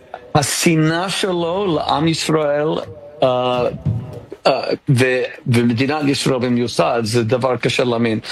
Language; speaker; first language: Hebrew; non-native, fluent; English